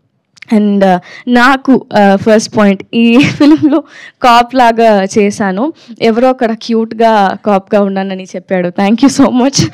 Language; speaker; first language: Telugu; non-native, learner; Tamil